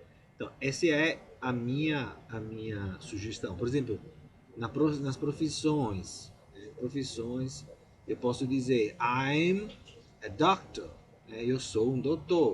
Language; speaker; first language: Portuguese; non-native, fluent; Italian